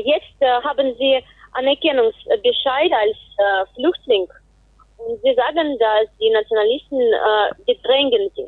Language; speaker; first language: German; non-native, fluent; Russian